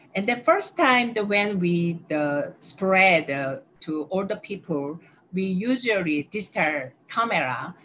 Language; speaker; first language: English; non-native, learner; Korean